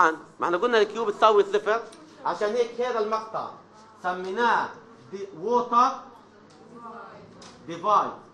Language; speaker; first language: Arabic; native; Arabic